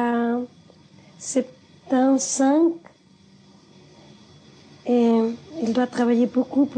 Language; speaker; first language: French; non-native, fluent; Spanish